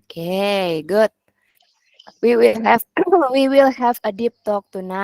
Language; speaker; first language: English; non-native, learner; Indonesian